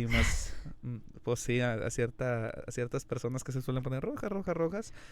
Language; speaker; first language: Spanish; native; Spanish